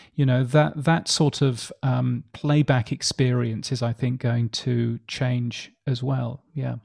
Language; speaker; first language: English; native; English